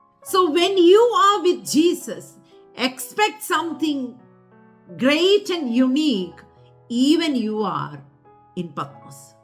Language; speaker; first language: English; non-native, local second language; Malayalam